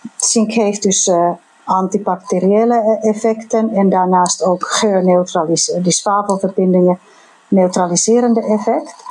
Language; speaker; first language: Dutch; non-native, fluent; Finnish